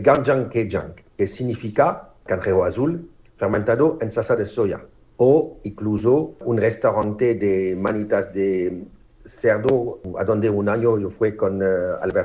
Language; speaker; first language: Spanish; non-native, fluent; French